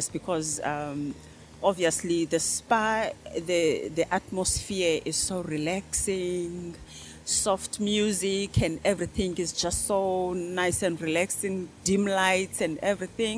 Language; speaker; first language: English; non-native, local second language; Xhosa